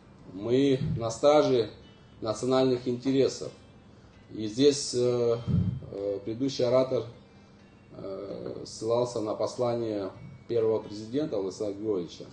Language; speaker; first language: Russian; native; Russian